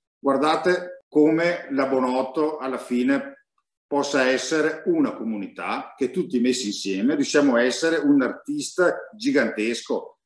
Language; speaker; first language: Italian; native; Italian